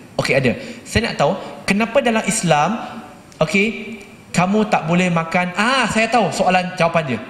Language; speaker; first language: Malay; native; Malay